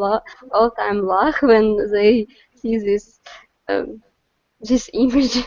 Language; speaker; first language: English; non-native, learner; Russian